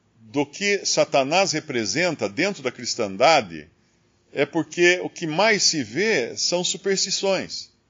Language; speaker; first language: Portuguese; native; Portuguese